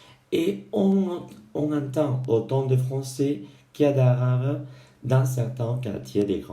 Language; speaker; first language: French; non-native, fluent; Spanish